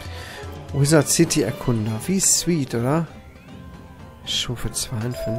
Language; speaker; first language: German; native; German